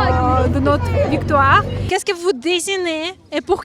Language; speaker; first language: French; non-native, learner; Ukrainian